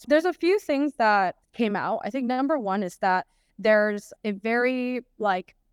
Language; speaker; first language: English; native; English